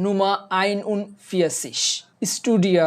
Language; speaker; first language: German; non-native, fluent; Bangla